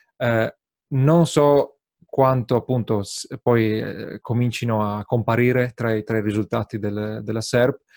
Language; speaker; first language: Italian; native; Italian